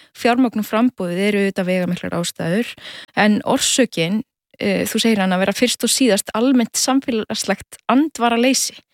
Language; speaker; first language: Icelandic; native; Icelandic